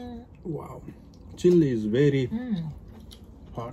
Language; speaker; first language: English; non-native, local second language; Hindi